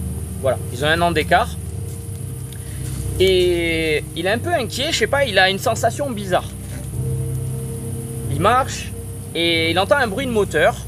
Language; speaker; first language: French; native; French